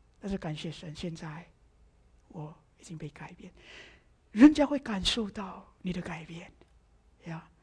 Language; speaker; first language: Chinese; early bilingual, heritage; Chinese